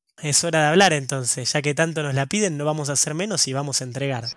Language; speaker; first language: Spanish; native; Spanish